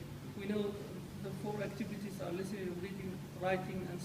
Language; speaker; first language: English; non-native, learner; Kurdish